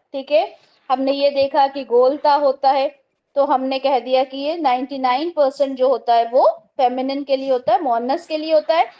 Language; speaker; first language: Urdu; native; Urdu